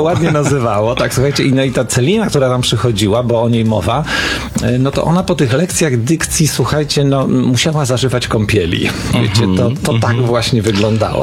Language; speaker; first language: Polish; native; Polish